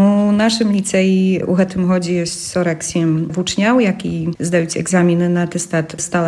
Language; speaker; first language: Polish; non-native, local second language; Belarusian